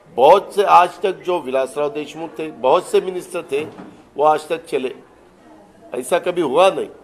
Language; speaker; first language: Hindi; non-native, local second language; Marathi